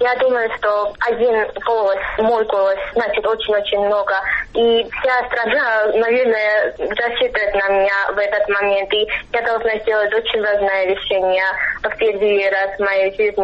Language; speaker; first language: Russian; non-native, fluent; Georgian